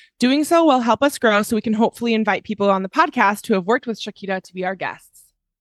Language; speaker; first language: English; native; English